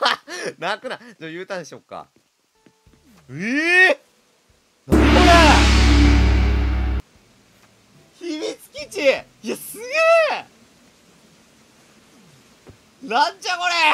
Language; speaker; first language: Japanese; native; Japanese